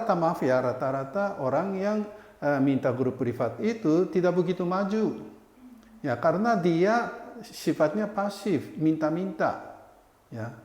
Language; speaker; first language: Indonesian; non-native, fluent; Japanese